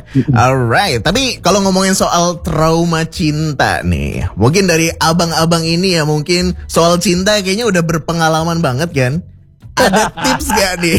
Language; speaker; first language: Indonesian; native; Indonesian